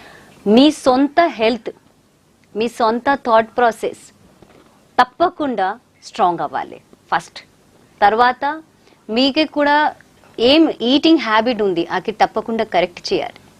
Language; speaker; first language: Telugu; non-native, local second language; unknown